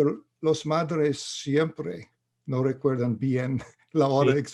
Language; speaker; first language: Spanish; non-native, fluent; English